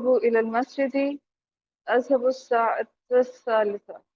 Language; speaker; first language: Arabic; non-native, learner; Urdu